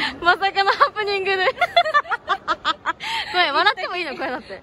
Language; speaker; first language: Japanese; native; Japanese